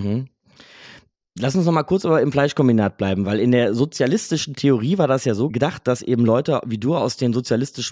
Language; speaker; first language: German; native; German